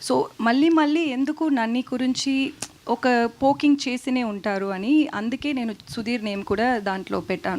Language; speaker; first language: Telugu; non-native, learner; Tamil